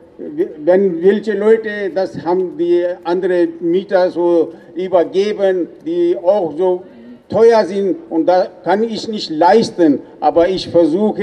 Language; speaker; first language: German; non-native, learner; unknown